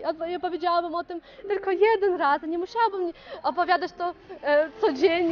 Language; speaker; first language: Polish; early bilingual, heritage; Polish